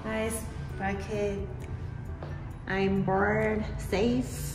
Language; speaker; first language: English; non-native, fluent; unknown